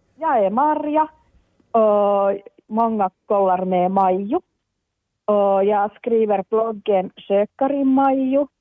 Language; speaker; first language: Swedish; non-native, local second language; Finnish